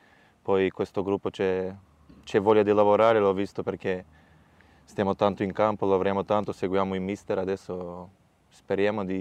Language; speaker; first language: Italian; non-native, fluent; Macedonian